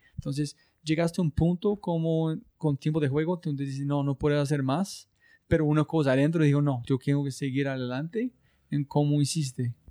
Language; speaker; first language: Spanish; non-native, learner; English